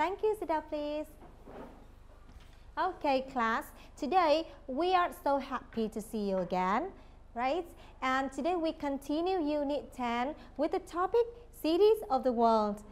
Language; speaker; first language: English; non-native, fluent; Vietnamese